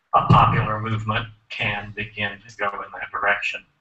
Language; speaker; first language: English; native; English